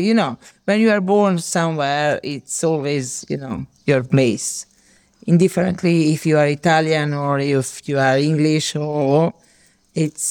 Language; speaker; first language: English; non-native, learner; Serbian